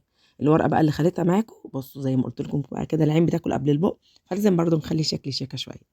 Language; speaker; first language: Arabic; native; Arabic